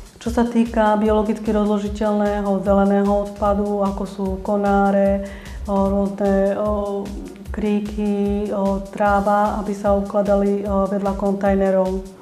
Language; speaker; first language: Slovak; native; Slovak